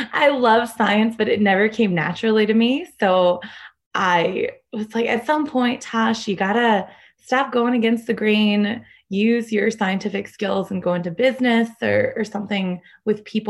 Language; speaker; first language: English; native; English